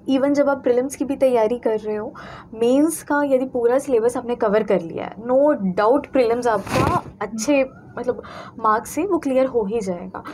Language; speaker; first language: Hindi; native; Hindi